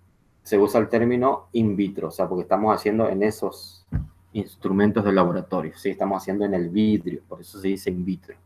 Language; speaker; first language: Spanish; native; Spanish